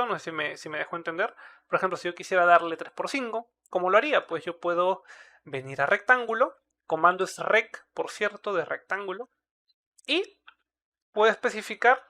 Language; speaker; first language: Spanish; native; Spanish